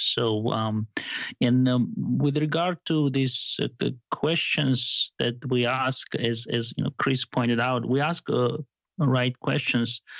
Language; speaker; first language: English; non-native, fluent; Georgian